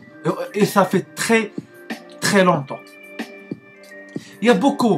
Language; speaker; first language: French; non-native, learner; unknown